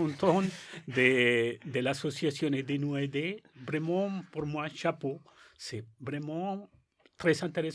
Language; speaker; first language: French; non-native, learner; Spanish